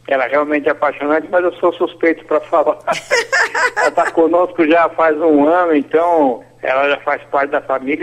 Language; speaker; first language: Portuguese; native; Portuguese